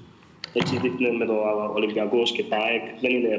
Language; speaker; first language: Greek; early bilingual, other home language; English